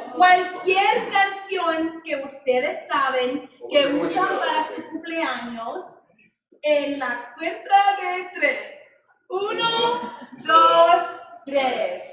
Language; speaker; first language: Spanish; non-native, fluent; English